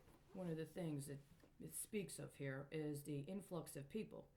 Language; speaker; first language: English; native; English